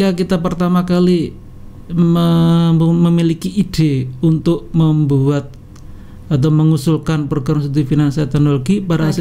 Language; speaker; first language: Indonesian; native; Indonesian